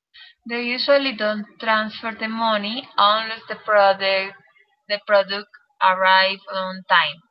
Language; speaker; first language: English; non-native, learner; Spanish